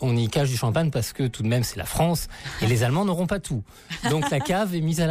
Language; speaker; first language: French; native; French